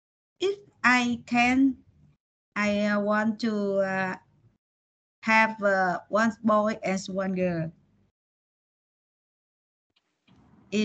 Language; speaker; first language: English; non-native, learner; Vietnamese